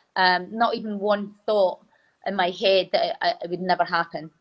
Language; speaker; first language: English; native; English